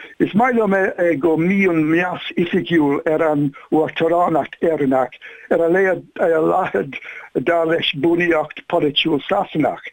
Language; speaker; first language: Irish; non-native, fluent; English